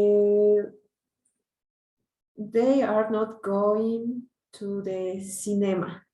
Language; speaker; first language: English; non-native, learner; Spanish